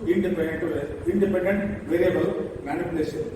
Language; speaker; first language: English; non-native, local second language; Kannada